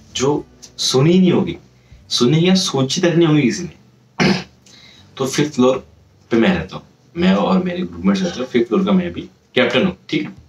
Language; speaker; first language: Hindi; native; Hindi